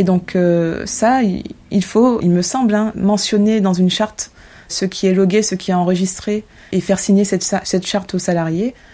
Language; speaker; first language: French; native; French